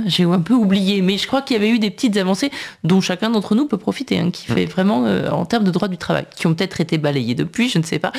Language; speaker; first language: French; native; French